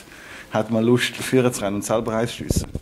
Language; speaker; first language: German; non-native, local second language; French